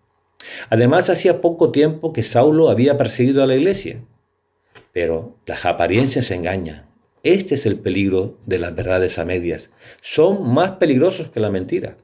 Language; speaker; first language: Spanish; native; Spanish